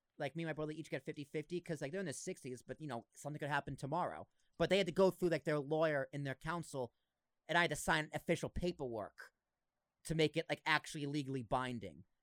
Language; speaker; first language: English; native; English